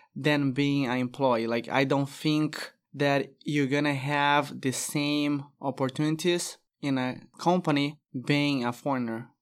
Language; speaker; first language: English; non-native, fluent; Portuguese